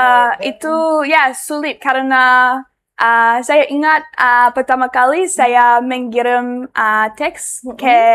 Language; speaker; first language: Indonesian; non-native, learner; English